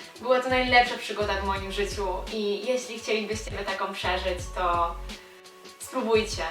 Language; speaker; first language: Polish; native; Polish